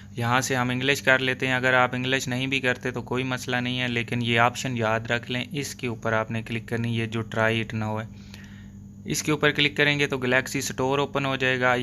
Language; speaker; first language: Urdu; non-native, local second language; Punjabi